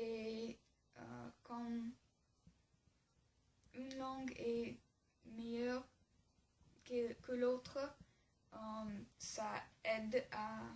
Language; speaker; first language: French; non-native, learner; English